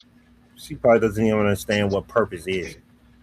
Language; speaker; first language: English; native; English